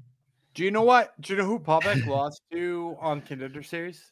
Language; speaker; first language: English; native; English